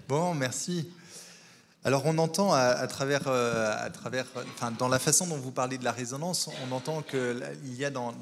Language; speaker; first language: French; native; French